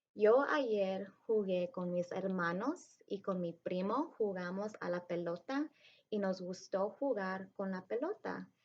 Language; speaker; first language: Spanish; early bilingual, heritage; Spanish